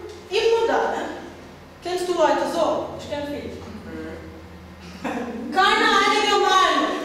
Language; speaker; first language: German; non-native, learner; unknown